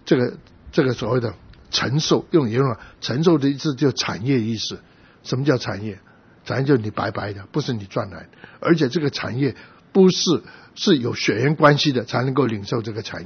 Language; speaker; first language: Chinese; native; Chinese